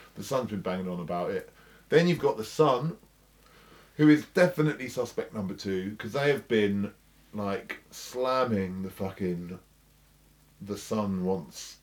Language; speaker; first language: English; native; English